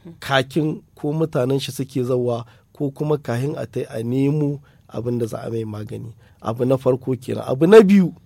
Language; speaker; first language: Hausa; native; Hausa